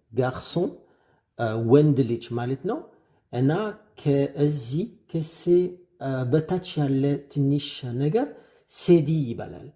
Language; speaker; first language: Amharic; non-native, fluent; French